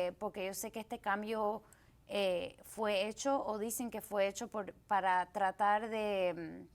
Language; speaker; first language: Spanish; early bilingual, heritage; Spanish